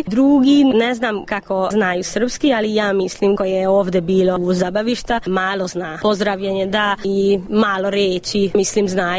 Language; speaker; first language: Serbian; non-native, learner; Hungarian